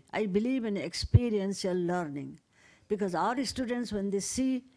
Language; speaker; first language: English; non-native, local second language; Nepali